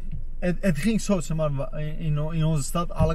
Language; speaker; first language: Dutch; non-native, fluent; Armenian